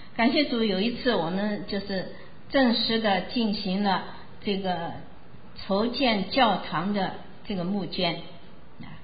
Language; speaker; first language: Chinese; native; Chinese